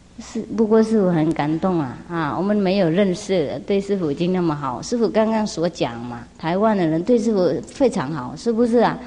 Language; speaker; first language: Chinese; non-native, fluent; Vietnamese